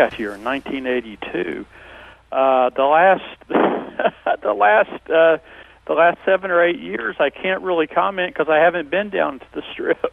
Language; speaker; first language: English; native; English